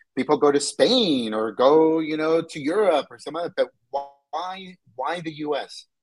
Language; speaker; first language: English; early bilingual, other home language; Spanish